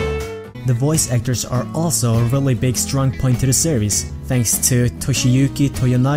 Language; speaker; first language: English; native; English